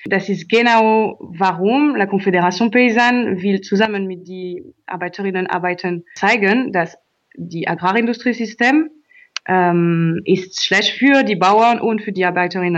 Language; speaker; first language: German; non-native, learner; French